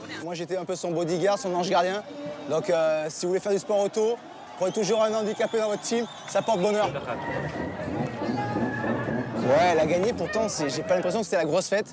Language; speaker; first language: French; native; French